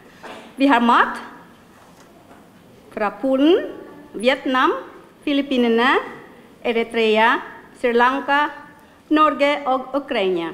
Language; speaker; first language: Norwegian; non-native, fluent; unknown